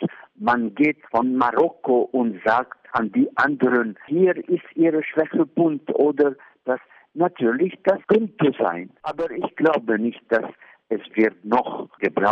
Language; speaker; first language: German; non-native, fluent; Arabic